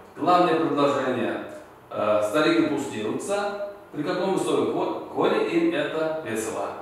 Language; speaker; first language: Russian; non-native, local second language; Uzbek